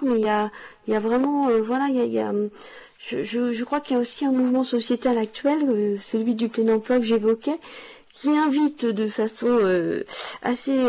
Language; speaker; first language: French; native; French